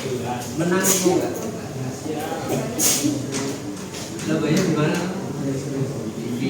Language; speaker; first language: Indonesian; native; Indonesian